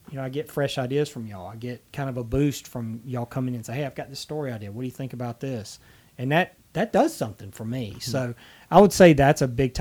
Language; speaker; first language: English; native; English